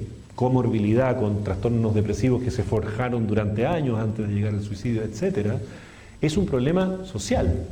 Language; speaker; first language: Spanish; native; Spanish